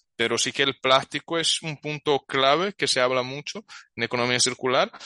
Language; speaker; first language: Spanish; non-native, fluent; Portuguese